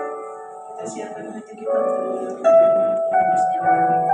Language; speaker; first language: Indonesian; native; Indonesian